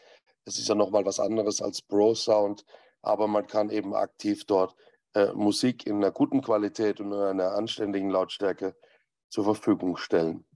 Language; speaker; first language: German; native; German